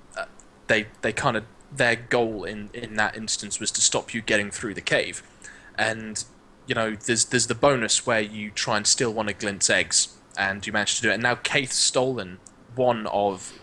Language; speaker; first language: English; native; English